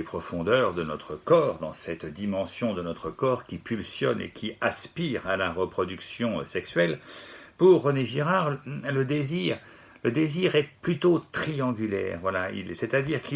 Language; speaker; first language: French; native; French